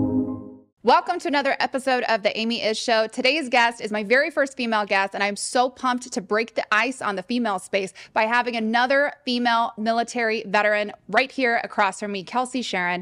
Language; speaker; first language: English; native; English